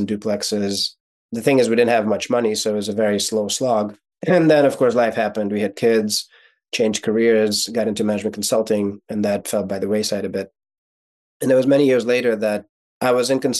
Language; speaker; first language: English; non-native, fluent; Russian